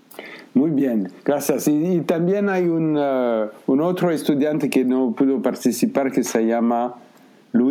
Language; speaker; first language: Spanish; non-native, fluent; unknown